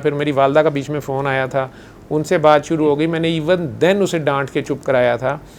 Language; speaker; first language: Urdu; non-native, local second language; Punjabi